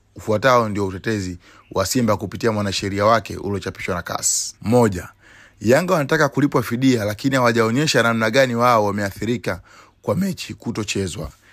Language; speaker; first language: Swahili; native; Swahili